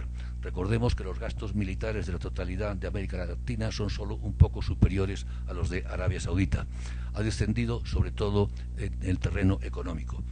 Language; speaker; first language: Spanish; native; Spanish